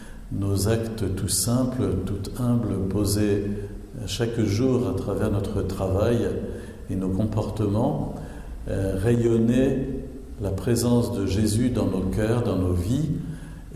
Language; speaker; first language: French; native; French